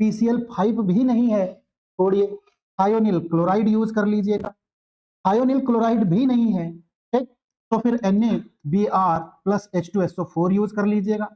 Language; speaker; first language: Hindi; native; Hindi